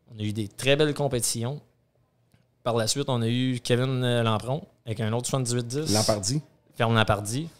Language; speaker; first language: French; native; French